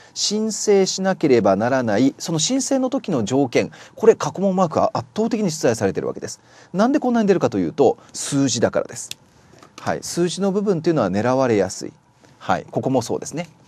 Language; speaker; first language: Japanese; native; Japanese